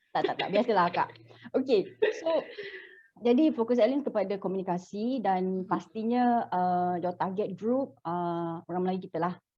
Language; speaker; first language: Malay; native; Malay